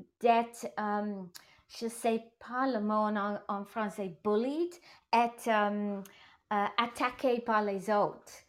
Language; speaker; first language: French; non-native, learner; English